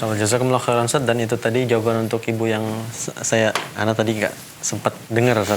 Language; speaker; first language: Malay; native; Malay